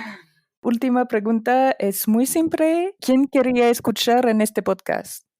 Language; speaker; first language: Spanish; non-native, fluent; French